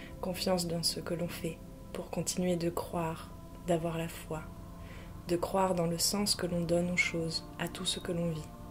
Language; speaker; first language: French; native; French